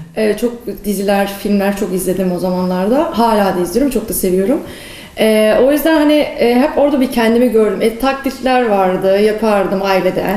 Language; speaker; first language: Turkish; early bilingual, heritage; Turkish